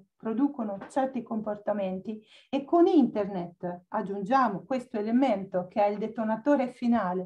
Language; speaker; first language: Italian; native; Italian